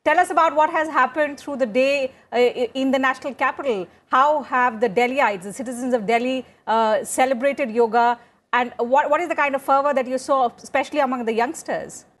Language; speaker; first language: English; non-native, local second language; Hindi